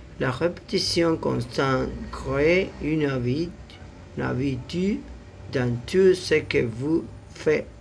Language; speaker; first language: French; non-native, learner; Spanish